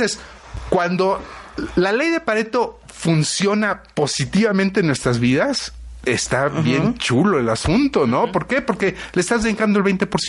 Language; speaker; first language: Spanish; native; Spanish